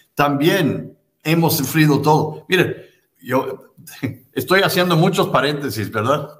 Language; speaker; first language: Spanish; non-native, fluent; English